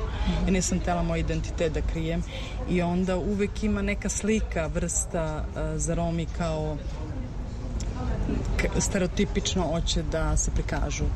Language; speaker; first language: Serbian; early bilingual, heritage; Romany